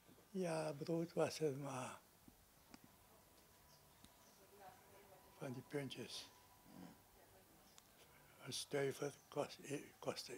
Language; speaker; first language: Dutch; non-native, local second language; Sranan Tongo